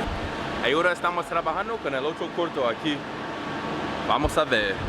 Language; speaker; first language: Spanish; non-native, learner; English